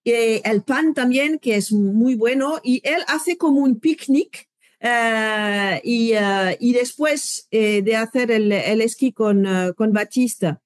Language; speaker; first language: Spanish; non-native, fluent; French